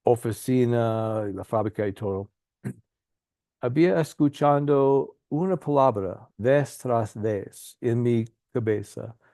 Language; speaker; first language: Spanish; non-native, learner; English